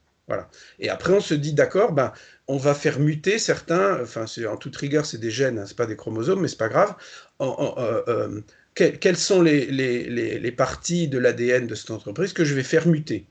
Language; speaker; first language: French; native; French